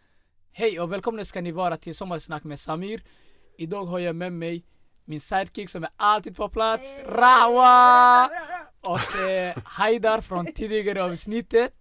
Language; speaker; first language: Swedish; non-native, fluent; Somali